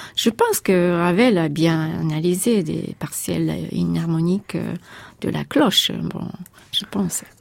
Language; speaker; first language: French; non-native, fluent; Japanese